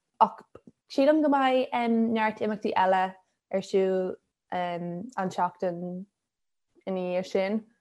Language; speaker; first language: Irish; non-native, local second language; English